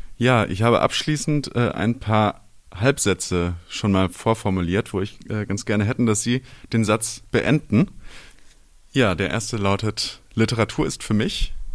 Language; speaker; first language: German; native; German